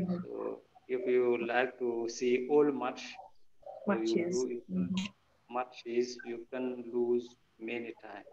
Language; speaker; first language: English; non-native, learner; French